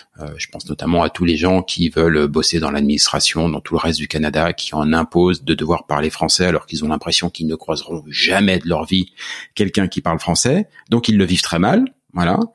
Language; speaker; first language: French; native; French